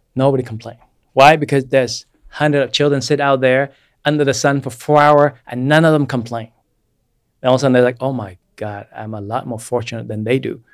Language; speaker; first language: English; non-native, fluent; Vietnamese